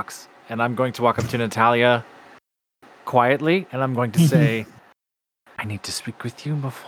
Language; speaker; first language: English; native; English